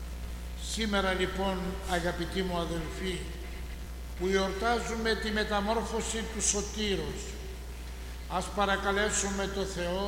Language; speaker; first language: Greek; native; Greek